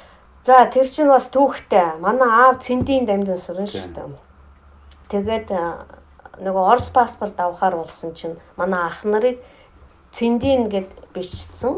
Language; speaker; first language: Mongolian; non-native, fluent; Russian